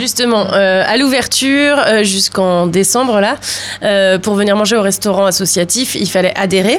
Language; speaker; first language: French; native; French